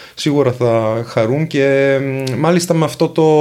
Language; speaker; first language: Greek; non-native, fluent; Venetian